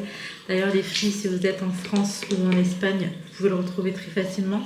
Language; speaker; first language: French; native; French